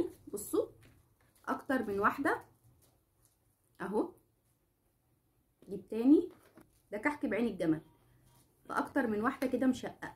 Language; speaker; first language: Arabic; native; Arabic